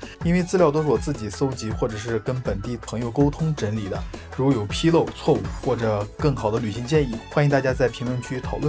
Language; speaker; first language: Chinese; native; Chinese